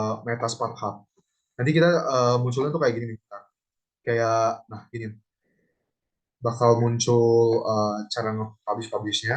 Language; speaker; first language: Indonesian; native; Indonesian